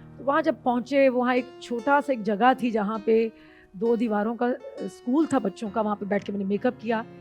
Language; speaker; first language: Urdu; non-native, local second language; Punjabi